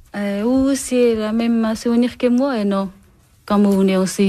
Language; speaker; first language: French; non-native, learner; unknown